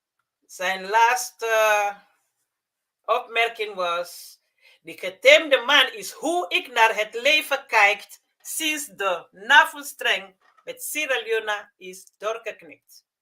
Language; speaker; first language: Dutch; non-native, fluent; Mandingo